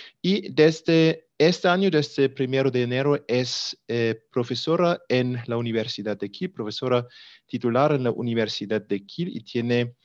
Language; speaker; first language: Spanish; non-native, fluent; German